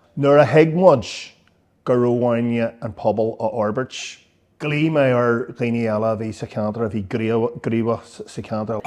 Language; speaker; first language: Irish; non-native, local second language; English